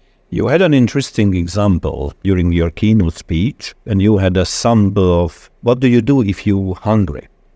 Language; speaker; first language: English; non-native, fluent; Hungarian